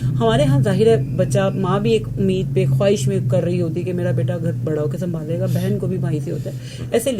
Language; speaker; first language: Urdu; native; Urdu